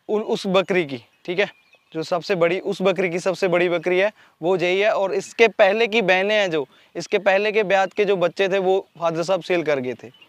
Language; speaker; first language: Hindi; non-native, local second language; Punjabi